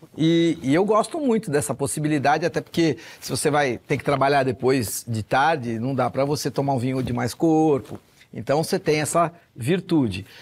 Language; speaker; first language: Portuguese; native; Portuguese